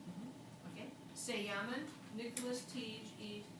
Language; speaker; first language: Spanish; non-native, fluent; English